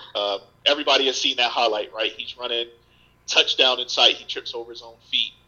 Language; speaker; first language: English; native; English